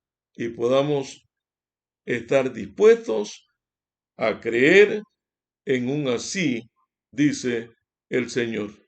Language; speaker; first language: Spanish; native; Spanish